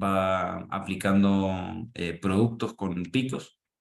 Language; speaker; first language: Spanish; native; Spanish